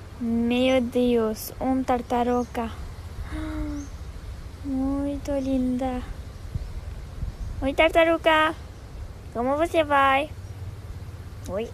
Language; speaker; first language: Portuguese; non-native, learner; Spanish